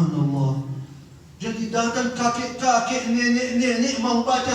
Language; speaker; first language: Indonesian; non-native, fluent; Arabic